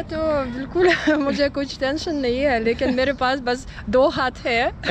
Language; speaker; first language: Hindi; non-native, fluent; Russian